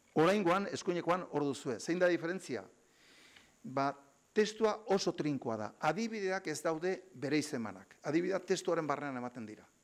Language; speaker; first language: Basque; native; Basque